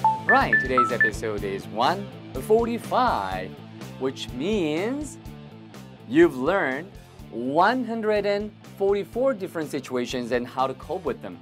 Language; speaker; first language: English; non-native, fluent; Korean